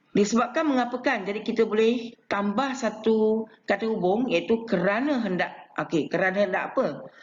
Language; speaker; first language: Malay; non-native, local second language; Chinese